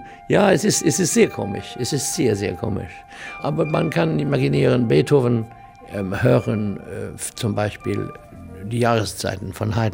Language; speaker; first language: German; non-native, learner; English